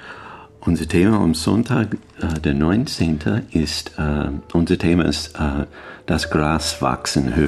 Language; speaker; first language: German; non-native, learner; English